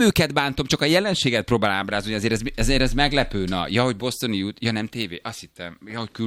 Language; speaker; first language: Hungarian; native; Hungarian